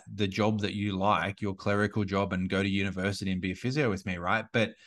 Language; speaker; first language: English; native; English